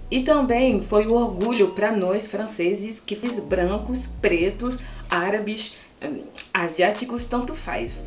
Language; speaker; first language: Portuguese; non-native, fluent; French